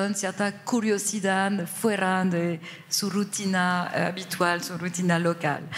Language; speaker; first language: Spanish; non-native, fluent; French